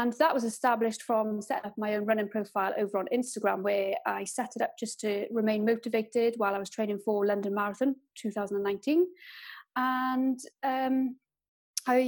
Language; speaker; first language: English; native; English